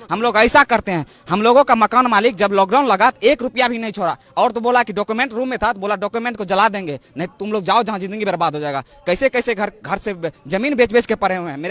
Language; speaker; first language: Hindi; native; Hindi